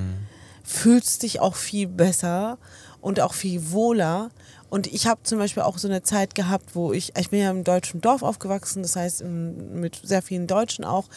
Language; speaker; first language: German; early bilingual, other home language; Arabic